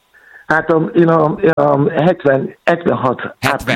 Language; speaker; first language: Hungarian; non-native, fluent; Yoruba